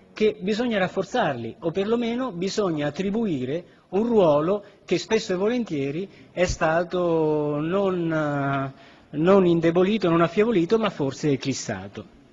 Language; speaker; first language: Italian; native; Italian